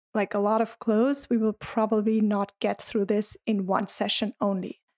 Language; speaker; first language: English; non-native, fluent; German